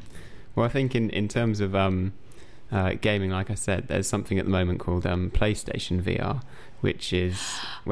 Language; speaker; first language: English; native; English